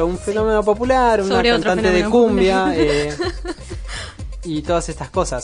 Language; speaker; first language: Spanish; native; Spanish